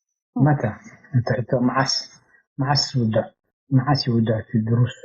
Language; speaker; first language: Arabic; non-native, fluent; Tigrinya